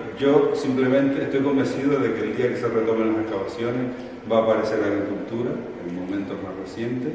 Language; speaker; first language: Spanish; native; Spanish